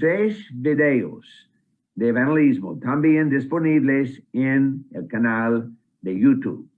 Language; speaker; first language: Spanish; non-native, fluent; English